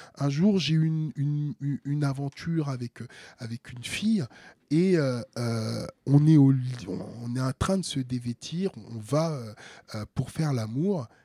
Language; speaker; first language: French; early bilingual, other home language; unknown